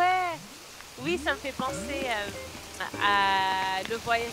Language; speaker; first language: French; non-native, fluent; English